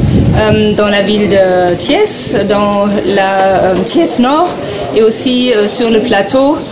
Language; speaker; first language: French; non-native, fluent; German